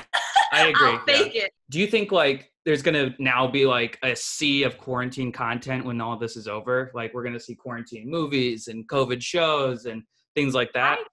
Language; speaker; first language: English; native; English